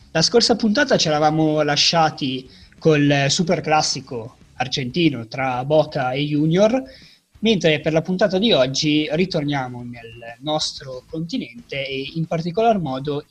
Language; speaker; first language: Italian; native; Italian